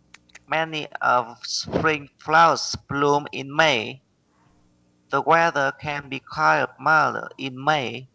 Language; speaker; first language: English; non-native, learner; Vietnamese